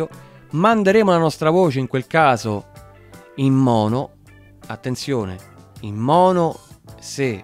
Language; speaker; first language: Italian; native; Italian